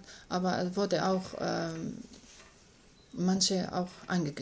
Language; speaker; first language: German; non-native, learner; Kurdish